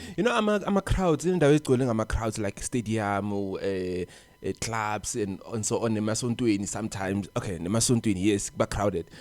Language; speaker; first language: Zulu; non-native, local second language; South Ndebele